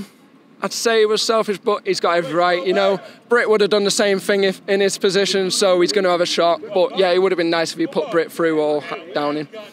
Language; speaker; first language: English; native; English